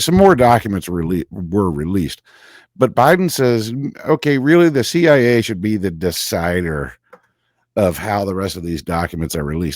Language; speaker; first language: English; native; English